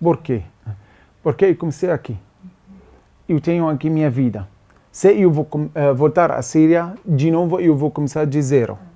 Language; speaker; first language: Portuguese; non-native, learner; Arabic